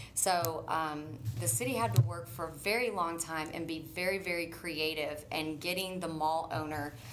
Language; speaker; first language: English; native; English